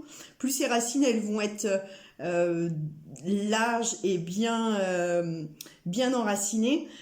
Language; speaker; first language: French; native; French